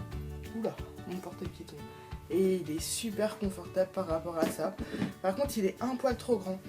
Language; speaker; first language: French; native; French